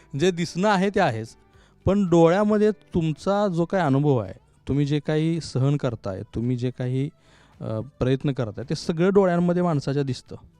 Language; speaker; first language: Marathi; native; Marathi